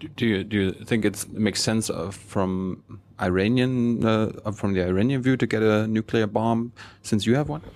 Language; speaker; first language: English; non-native, fluent; German